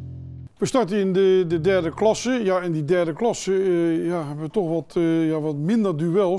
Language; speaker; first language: Dutch; native; Dutch